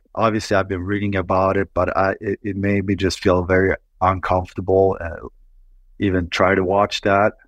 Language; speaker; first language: English; non-native, fluent; Swedish